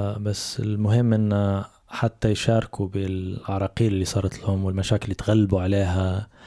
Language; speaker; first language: Arabic; native; Arabic